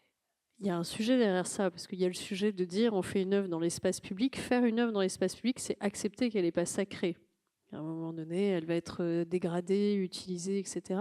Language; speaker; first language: French; native; French